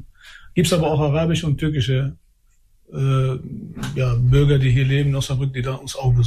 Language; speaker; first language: German; early bilingual, other home language; Albanian